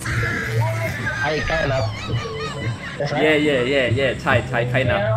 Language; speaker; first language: English; non-native, learner; Indonesian